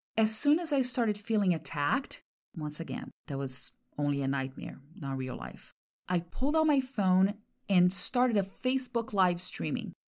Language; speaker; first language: English; non-native, fluent; Portuguese